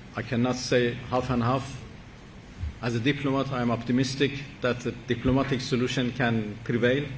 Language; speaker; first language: English; non-native, fluent; Persian